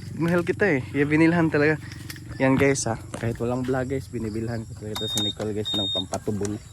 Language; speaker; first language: Filipino; non-native, local second language; Cebuano